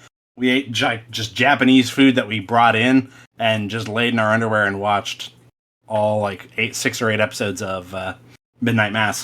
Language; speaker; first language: English; native; English